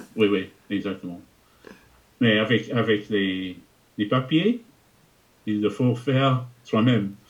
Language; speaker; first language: French; non-native, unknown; English